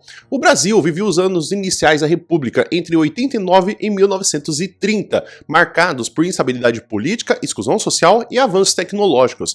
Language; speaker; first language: Portuguese; native; Portuguese